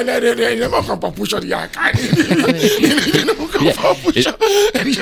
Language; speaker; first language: Hungarian; non-native, fluent; Yoruba